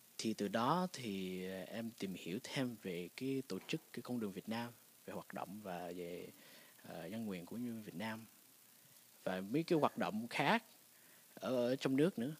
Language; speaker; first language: Vietnamese; early bilingual, heritage; Vietnamese